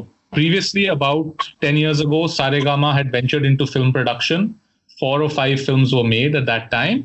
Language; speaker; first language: English; non-native, local second language; Hindi